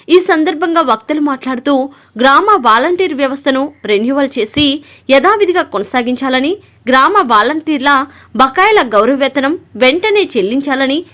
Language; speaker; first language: Telugu; native; Telugu